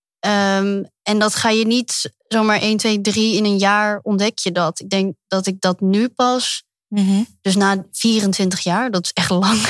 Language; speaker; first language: Dutch; early bilingual, other home language; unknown